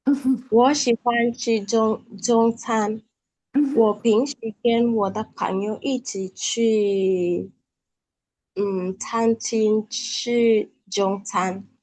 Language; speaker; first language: Chinese; non-native, learner; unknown